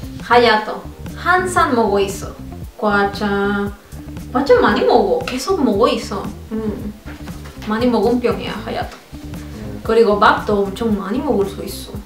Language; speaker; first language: Korean; non-native, learner; Spanish